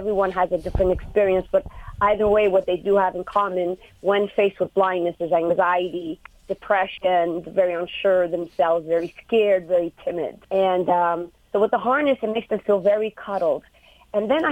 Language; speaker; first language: English; native; English